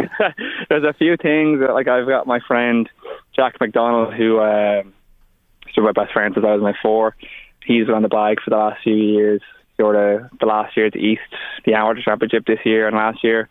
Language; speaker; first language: English; native; English